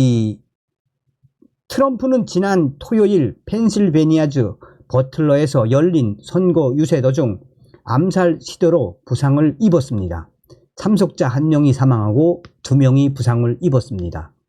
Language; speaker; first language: Korean; native; Korean